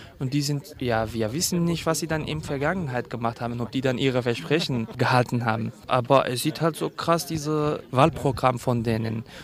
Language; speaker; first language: German; non-native, fluent; Kurdish